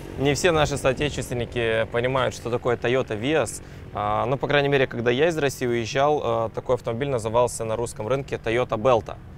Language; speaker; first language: Russian; native; Russian